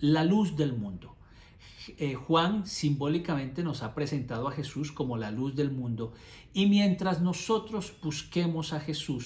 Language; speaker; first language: Spanish; native; Spanish